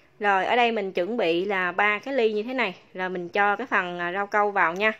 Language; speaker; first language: Vietnamese; native; Vietnamese